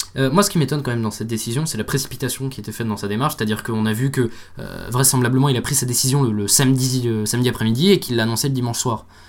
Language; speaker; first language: French; native; French